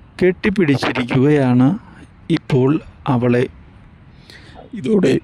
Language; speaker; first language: Malayalam; native; Malayalam